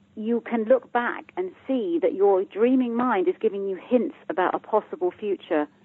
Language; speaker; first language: English; native; English